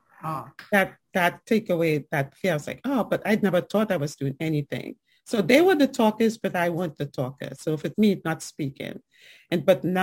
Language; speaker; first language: English; native; English